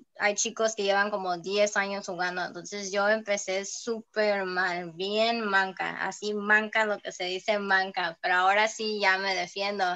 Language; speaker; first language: Spanish; early bilingual, heritage; English